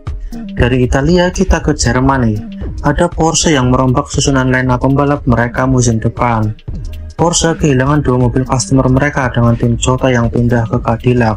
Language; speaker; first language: Indonesian; native; Indonesian